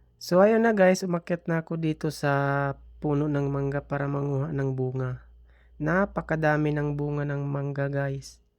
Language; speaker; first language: Filipino; non-native, local second language; Cebuano